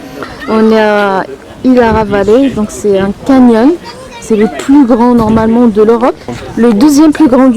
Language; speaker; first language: French; non-native, local second language; Arabic